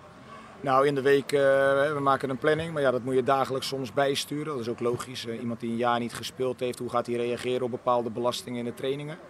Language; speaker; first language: Dutch; native; Dutch